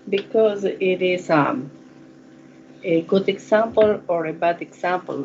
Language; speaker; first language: English; non-native, learner; Spanish